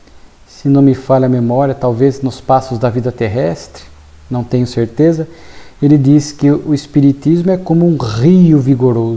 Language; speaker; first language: Portuguese; native; Portuguese